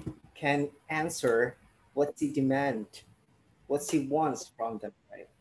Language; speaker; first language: English; non-native, fluent; Indonesian